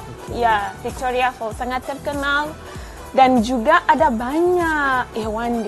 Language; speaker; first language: Indonesian; non-native, learner; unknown